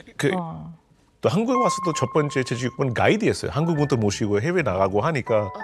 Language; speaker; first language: Korean; non-native, fluent; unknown